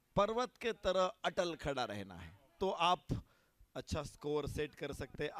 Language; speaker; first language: Hindi; non-native, local second language; Marathi